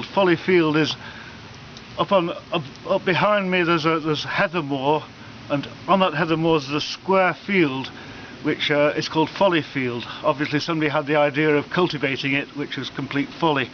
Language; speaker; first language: English; native; English